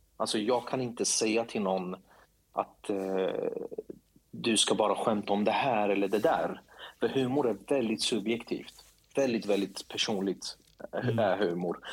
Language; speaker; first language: Swedish; early bilingual, other home language; Kurdish